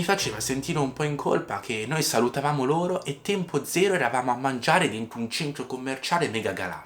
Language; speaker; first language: Italian; native; Italian